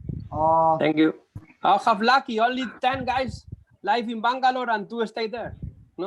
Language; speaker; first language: English; non-native, learner; Spanish